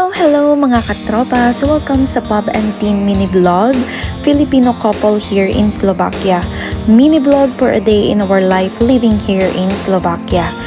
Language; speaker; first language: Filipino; non-native, local second language; Hiligaynon